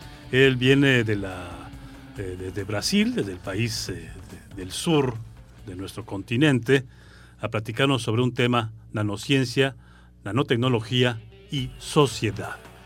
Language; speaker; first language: Spanish; native; Spanish